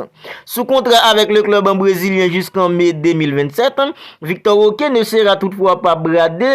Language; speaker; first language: French; native; French